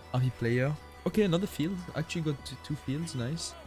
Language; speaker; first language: English; non-native, fluent; French